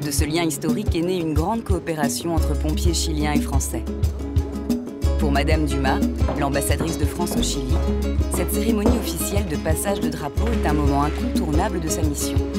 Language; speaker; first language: French; native; French